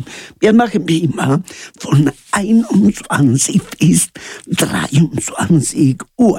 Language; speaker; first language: German; non-native, learner; Spanish